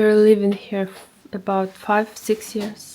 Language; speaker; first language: English; non-native, learner; Ukrainian